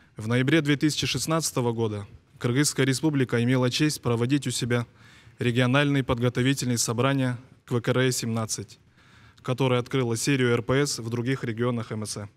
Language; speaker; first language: Russian; non-native, local second language; Kyrgyz